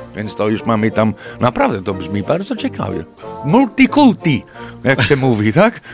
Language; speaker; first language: Polish; non-native, fluent; English